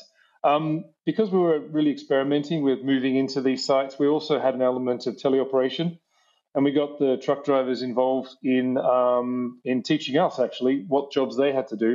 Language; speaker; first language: English; native; English